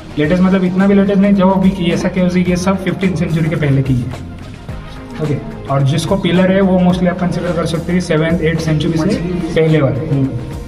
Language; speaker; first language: Hindi; non-native, local second language; Marathi